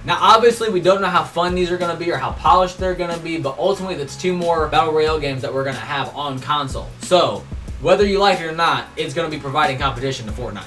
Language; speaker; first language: English; native; English